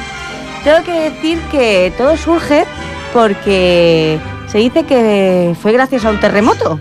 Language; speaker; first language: Spanish; native; Spanish